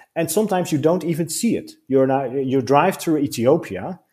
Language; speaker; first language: English; non-native, fluent; Dutch